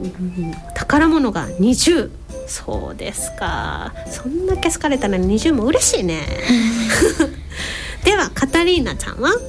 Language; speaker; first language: Japanese; native; Japanese